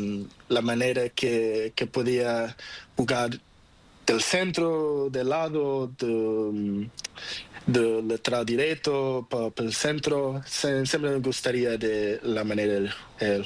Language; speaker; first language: Spanish; non-native, learner; Portuguese